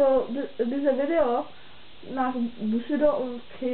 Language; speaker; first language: German; non-native, learner; Czech